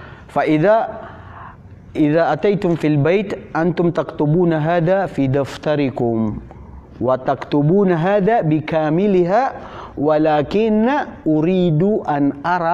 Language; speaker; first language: Arabic; non-native, learner; Filipino